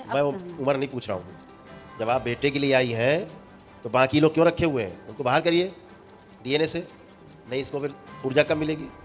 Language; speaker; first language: Hindi; native; Hindi